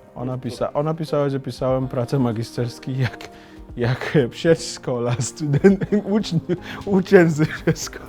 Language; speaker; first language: Polish; non-native, fluent; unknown